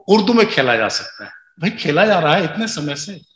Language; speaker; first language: Hindi; non-native, local second language; Magahi